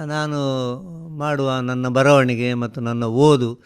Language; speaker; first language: Kannada; native; Kannada